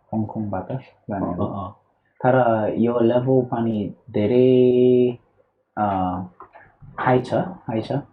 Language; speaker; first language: Nepali; early bilingual, heritage; Nepali